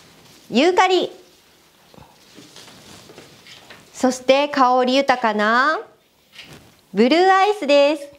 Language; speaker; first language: Japanese; native; Japanese